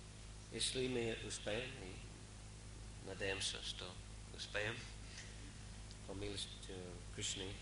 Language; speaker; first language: Russian; non-native, fluent; English